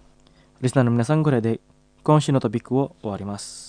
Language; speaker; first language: Japanese; non-native, fluent; Indonesian